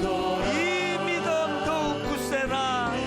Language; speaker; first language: Korean; native; Korean